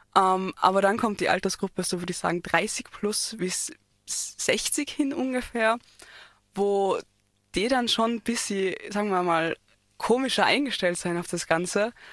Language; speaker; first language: German; early bilingual, other home language; Turkish